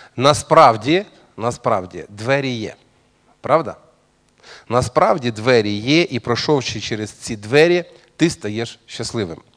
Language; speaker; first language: Ukrainian; non-native, local second language; Russian